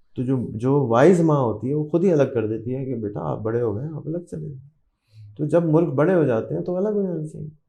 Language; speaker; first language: Urdu; native; Urdu